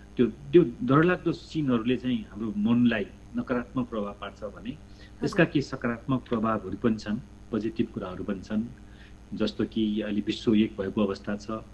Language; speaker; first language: Nepali; native; Nepali